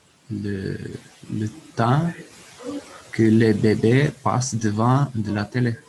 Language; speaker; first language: French; non-native, learner; Portuguese